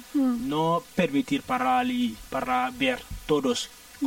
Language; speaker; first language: Spanish; non-native, learner; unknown